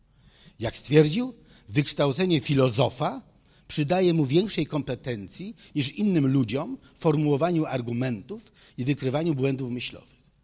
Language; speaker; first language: Polish; native; Polish